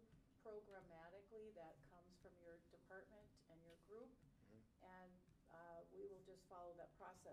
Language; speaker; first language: English; native; English